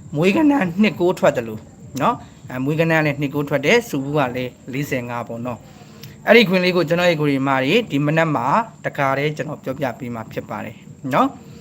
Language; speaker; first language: Burmese; native; Burmese